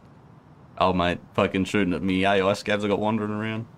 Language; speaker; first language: English; native; English